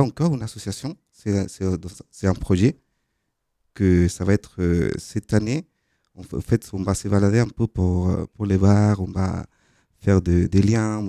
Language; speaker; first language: French; non-native, fluent; Spanish